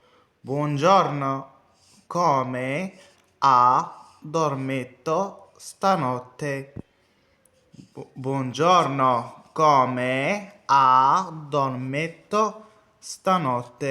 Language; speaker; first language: Italian; non-native, fluent; Arabic